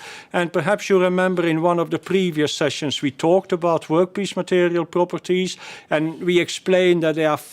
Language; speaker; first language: English; non-native, fluent; Dutch